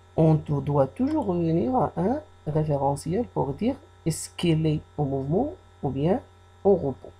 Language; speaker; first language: French; non-native, local second language; Arabic